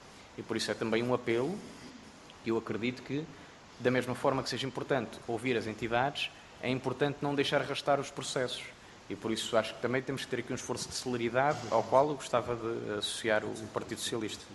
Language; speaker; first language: Portuguese; native; Portuguese